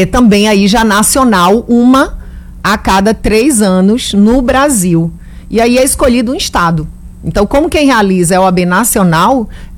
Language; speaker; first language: Portuguese; native; Portuguese